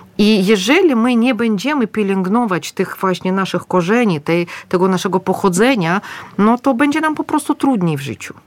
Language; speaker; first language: Polish; early bilingual, other home language; Russian